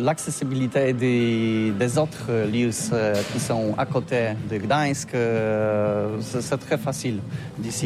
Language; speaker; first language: French; non-native, learner; Polish